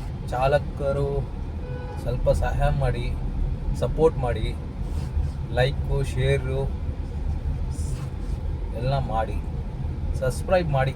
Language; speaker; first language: Kannada; non-native, local second language; Urdu